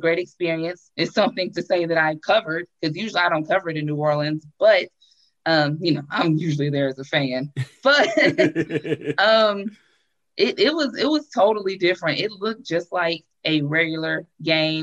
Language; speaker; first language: English; native; English